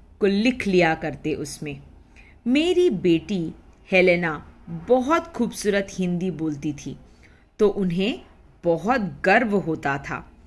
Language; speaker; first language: Hindi; non-native, local second language; Marathi